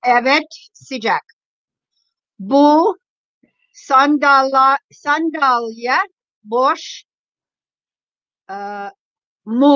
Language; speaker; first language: Turkish; non-native, learner; English